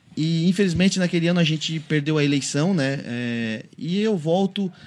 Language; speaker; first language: Portuguese; native; Portuguese